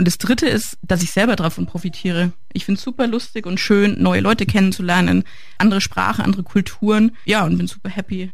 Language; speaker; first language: German; native; German